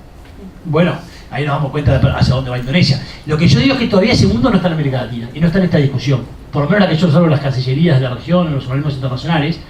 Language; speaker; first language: Spanish; native; Spanish